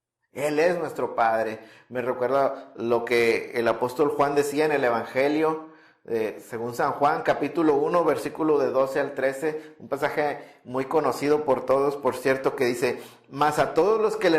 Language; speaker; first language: Spanish; native; Spanish